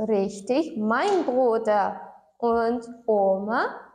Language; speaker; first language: German; non-native, learner; Turkmen